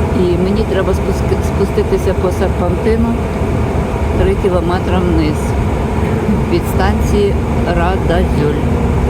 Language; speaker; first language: Ukrainian; native; Ukrainian